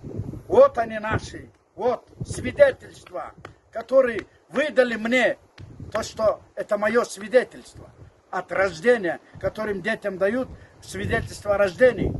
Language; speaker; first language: Russian; non-native, local second language; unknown